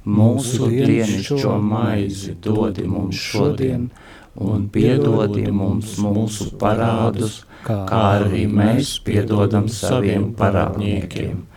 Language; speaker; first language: Latvian; non-native, local second language; Russian